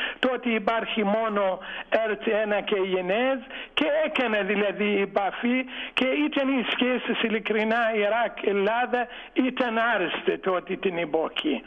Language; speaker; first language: Greek; non-native, fluent; Arabic